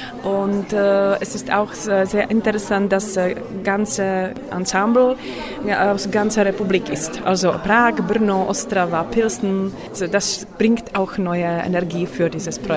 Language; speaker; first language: German; non-native, learner; Czech